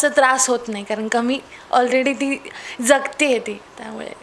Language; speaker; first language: Marathi; native; Marathi